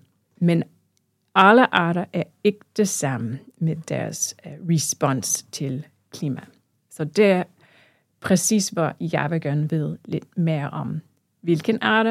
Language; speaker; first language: Danish; non-native, fluent; English